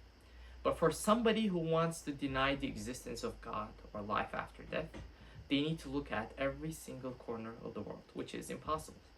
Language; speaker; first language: English; non-native, fluent; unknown